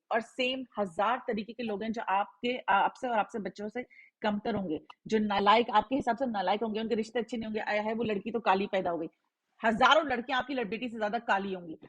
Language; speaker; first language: Hindi; native; Hindi